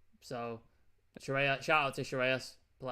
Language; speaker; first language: English; native; English